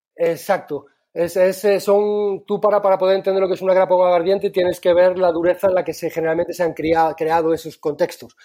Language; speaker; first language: Spanish; native; Spanish